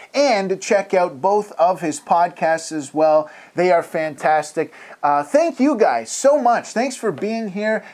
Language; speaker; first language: English; native; English